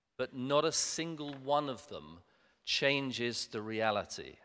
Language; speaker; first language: English; native; English